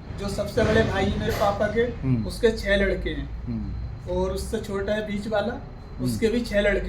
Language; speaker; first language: Hindi; native; Hindi